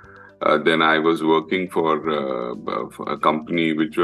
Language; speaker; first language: English; non-native, local second language; Malayalam